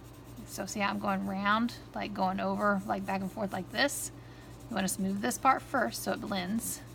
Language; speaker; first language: English; native; English